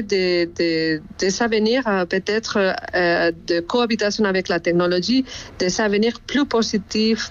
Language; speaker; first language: French; non-native, fluent; Spanish